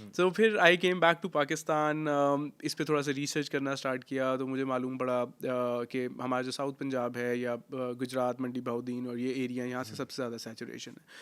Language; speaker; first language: Hindi; non-native, local second language; Punjabi